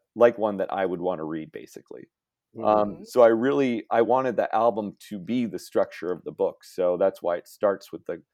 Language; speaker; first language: English; native; English